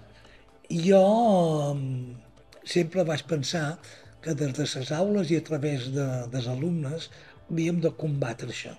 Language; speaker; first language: Catalan; native; Catalan